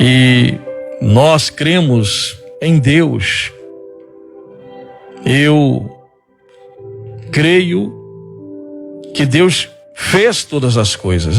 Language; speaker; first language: Portuguese; native; Portuguese